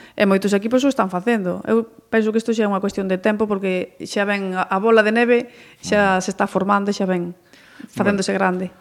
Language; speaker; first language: Galician; native; Galician